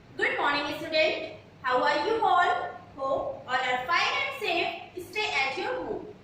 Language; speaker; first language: English; non-native, local second language; Hindi